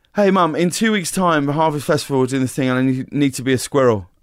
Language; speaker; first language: English; native; English